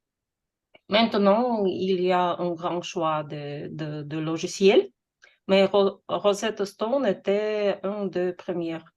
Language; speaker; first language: French; non-native, fluent; Russian